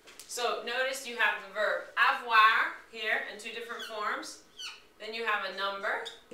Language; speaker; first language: English; native; English